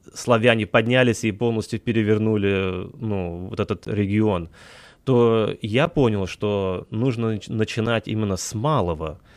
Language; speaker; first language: Russian; native; Russian